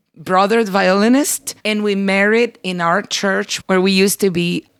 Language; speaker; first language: English; early bilingual, other home language; Spanish